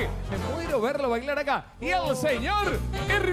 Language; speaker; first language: Spanish; native; Spanish